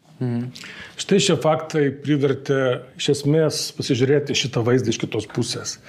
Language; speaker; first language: Lithuanian; native; Lithuanian